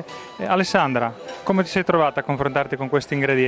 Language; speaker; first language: Italian; native; Italian